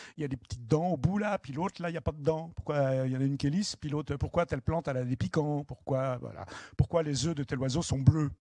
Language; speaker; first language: French; native; French